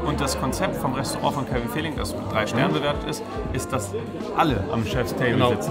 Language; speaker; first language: German; native; German